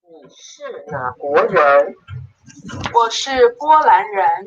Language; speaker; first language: Chinese; non-native, learner; Polish